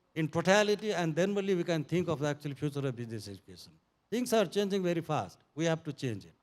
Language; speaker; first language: English; non-native, local second language; Nepali